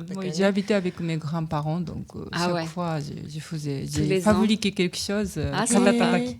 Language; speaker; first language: French; non-native, learner; Japanese